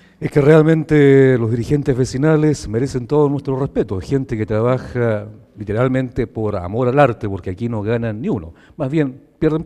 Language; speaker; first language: Spanish; native; Spanish